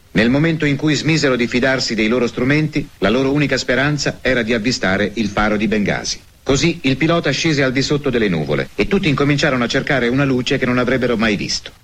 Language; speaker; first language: Italian; native; Italian